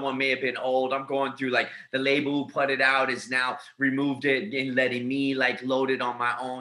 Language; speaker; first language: English; native; English